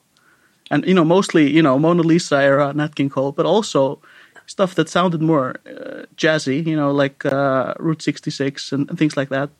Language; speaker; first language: English; non-native, fluent; Icelandic